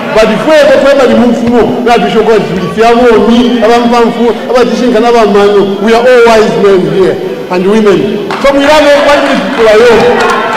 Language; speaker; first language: English; non-native, local second language; Bemba